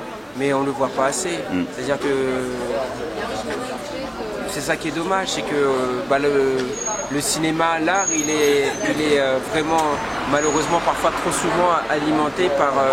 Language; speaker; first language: French; native; French